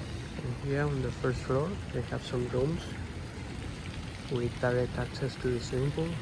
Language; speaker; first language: English; non-native, learner; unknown